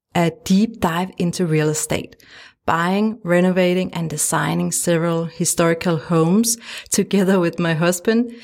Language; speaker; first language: English; non-native, fluent; Danish